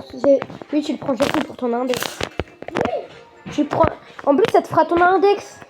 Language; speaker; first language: French; native; French